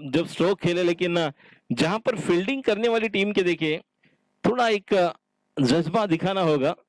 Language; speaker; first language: Hindi; non-native, local second language; Marathi